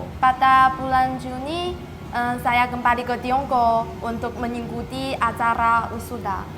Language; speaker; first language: Indonesian; non-native, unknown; Chinese